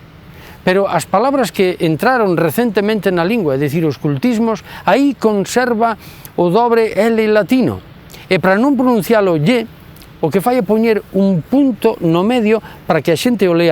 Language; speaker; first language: Galician; native; Galician